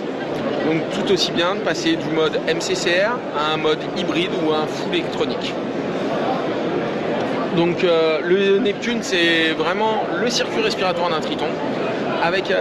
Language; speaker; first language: French; native; French